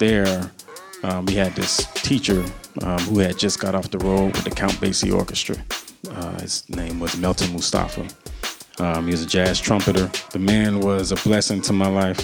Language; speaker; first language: English; native; English